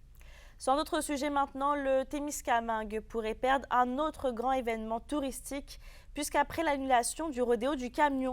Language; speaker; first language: French; native; French